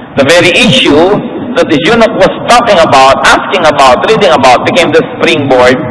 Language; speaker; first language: English; non-native, local second language; Filipino